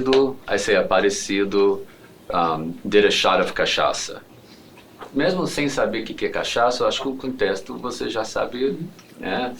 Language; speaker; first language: Portuguese; non-native, fluent; English